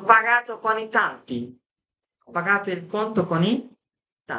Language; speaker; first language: Italian; non-native, fluent; Bangla